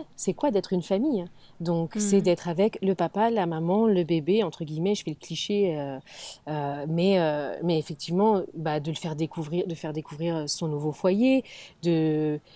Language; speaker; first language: French; native; French